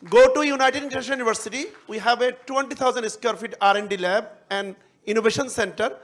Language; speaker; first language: English; non-native, local second language; Bangla